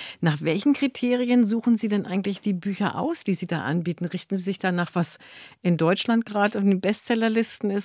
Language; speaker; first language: German; native; German